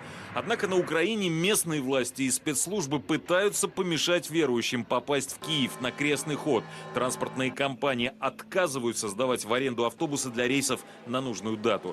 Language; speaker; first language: Russian; native; Russian